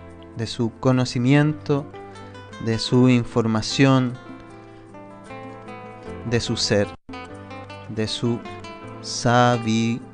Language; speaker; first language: Spanish; native; Spanish